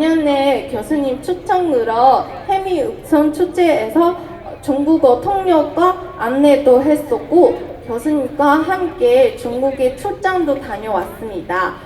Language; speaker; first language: Korean; non-native, fluent; Chinese